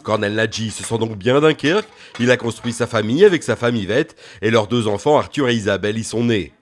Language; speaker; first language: French; native; French